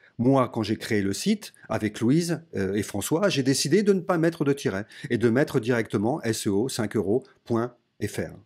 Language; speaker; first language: French; native; French